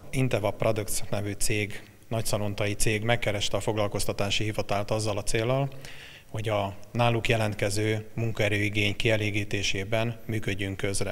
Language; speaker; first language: Hungarian; native; Hungarian